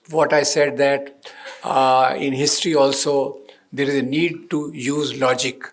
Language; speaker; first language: English; non-native, local second language; Hindi